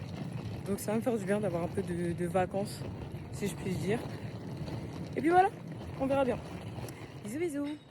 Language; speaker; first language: French; native; French